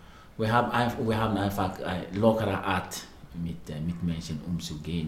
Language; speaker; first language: German; non-native, fluent; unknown